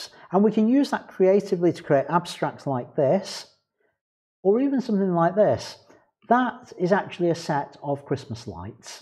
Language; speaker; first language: English; native; English